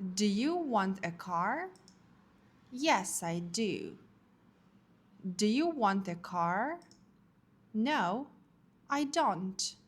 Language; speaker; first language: English; non-native, fluent; Ukrainian